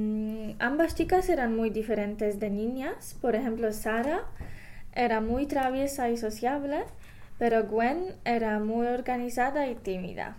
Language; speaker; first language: Spanish; non-native, fluent; English